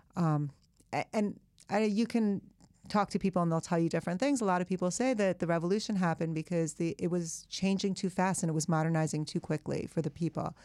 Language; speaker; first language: English; early bilingual, other home language; Persian